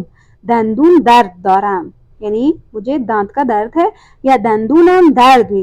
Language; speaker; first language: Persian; non-native, fluent; Urdu